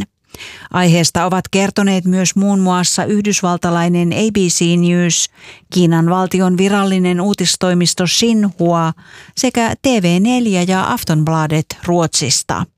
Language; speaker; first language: Finnish; native; Finnish